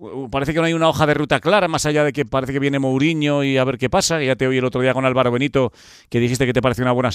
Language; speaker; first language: Spanish; native; Spanish